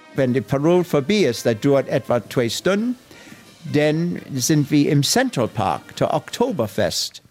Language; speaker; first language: German; early bilingual, heritage; English